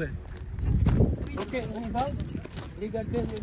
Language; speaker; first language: French; non-native, learner; Arabic